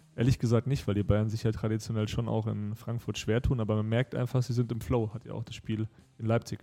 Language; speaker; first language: German; native; German